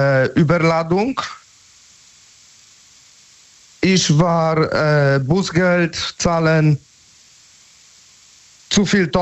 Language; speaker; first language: German; non-native, learner; Polish